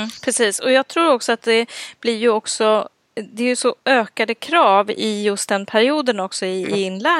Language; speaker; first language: Swedish; native; Swedish